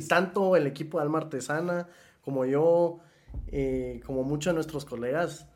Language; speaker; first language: Spanish; native; Spanish